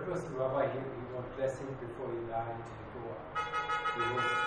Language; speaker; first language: English; non-native, learner; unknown